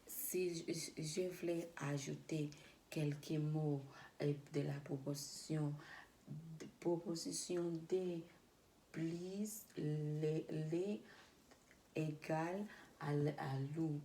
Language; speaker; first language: French; non-native, learner; Spanish